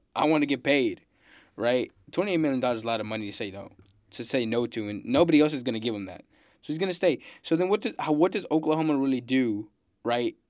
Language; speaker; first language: English; native; English